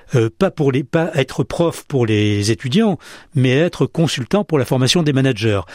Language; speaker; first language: French; native; French